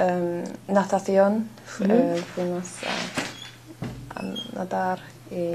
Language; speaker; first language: Spanish; non-native, learner; English